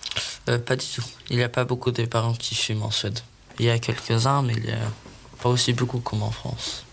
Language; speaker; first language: French; non-native, learner; Swedish